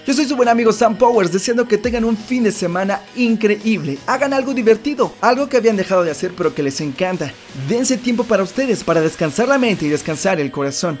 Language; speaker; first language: Spanish; native; Spanish